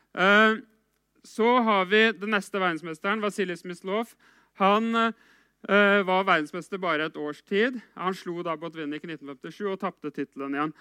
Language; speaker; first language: Norwegian; native; Norwegian